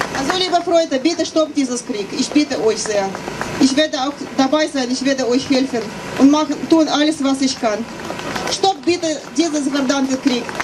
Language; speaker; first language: German; non-native, fluent; Russian